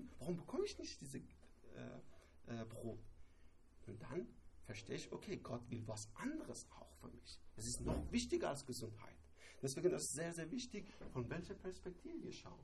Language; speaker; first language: German; non-native, learner; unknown